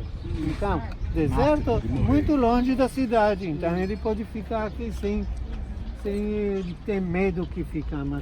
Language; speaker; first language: Portuguese; non-native, learner; Hebrew